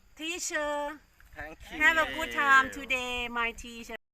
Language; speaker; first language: English; non-native, learner; Thai